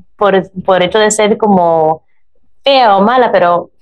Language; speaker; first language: Spanish; early bilingual, heritage; Spanish